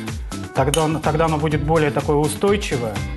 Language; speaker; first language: Russian; native; Russian